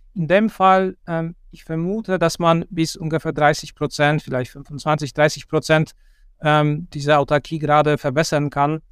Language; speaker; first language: German; non-native, fluent; Polish